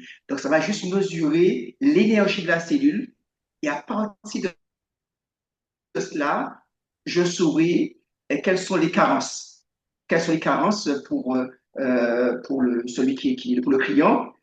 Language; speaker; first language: French; native; French